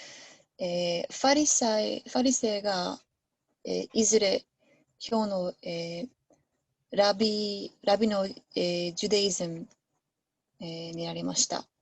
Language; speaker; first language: Japanese; non-native, learner; English